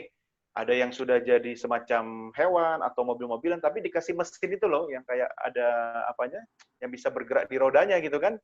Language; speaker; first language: Indonesian; native; Indonesian